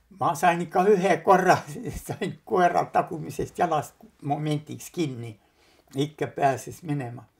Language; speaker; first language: Estonian; native; Estonian